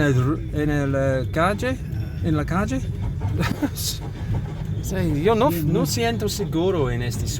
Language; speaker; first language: Spanish; non-native, learner; English